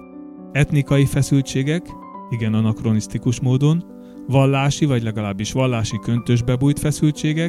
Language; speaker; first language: Hungarian; native; Hungarian